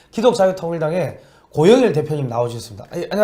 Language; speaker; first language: Korean; native; Korean